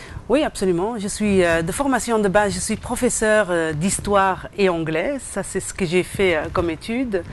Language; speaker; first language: French; non-native, local second language; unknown